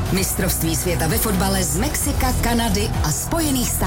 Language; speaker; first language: Czech; native; Czech